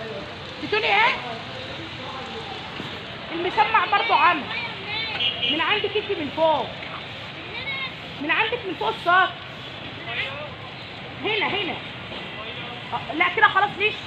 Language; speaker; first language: Arabic; native; Arabic